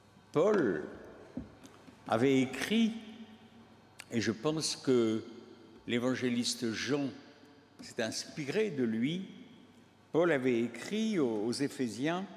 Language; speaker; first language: French; native; French